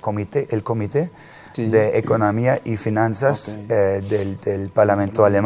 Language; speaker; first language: Spanish; non-native, fluent; German